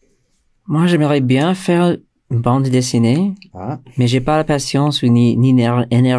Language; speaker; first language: French; non-native, fluent; English